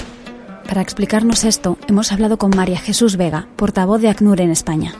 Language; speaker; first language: Spanish; native; Spanish